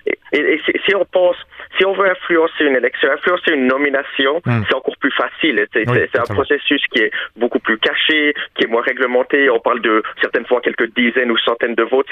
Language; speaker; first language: French; native; French